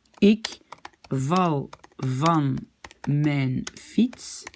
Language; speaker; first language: Dutch; non-native, fluent; French